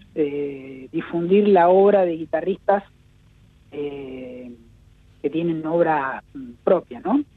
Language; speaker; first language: Spanish; native; Spanish